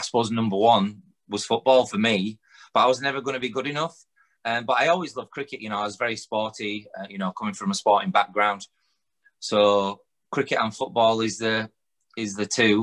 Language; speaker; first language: English; native; English